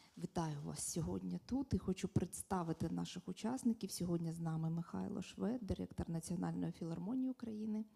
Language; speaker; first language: Ukrainian; native; Ukrainian